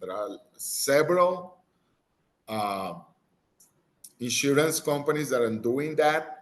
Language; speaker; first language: English; non-native, fluent; Spanish